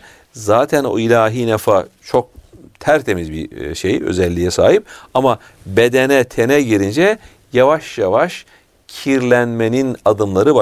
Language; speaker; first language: Turkish; native; Turkish